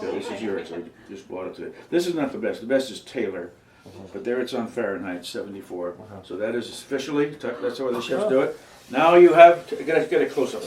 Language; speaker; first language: English; native; English